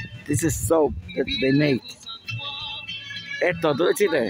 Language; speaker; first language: English; non-native, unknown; Spanish